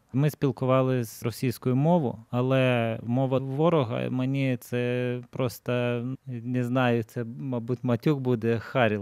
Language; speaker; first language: Ukrainian; non-native, fluent; Lithuanian